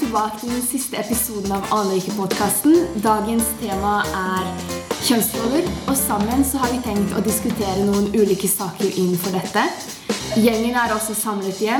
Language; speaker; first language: Norwegian; non-native, fluent; Hungarian